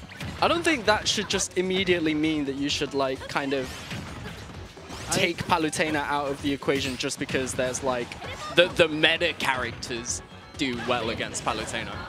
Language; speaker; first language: English; native; English